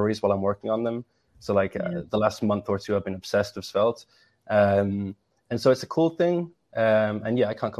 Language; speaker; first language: English; native; English